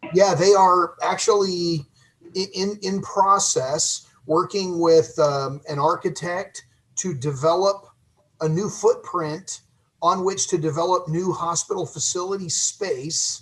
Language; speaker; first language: English; native; English